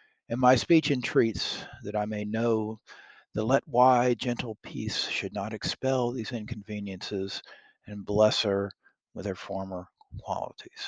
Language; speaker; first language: English; native; English